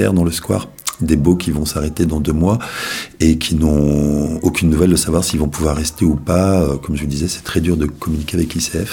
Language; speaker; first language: French; native; French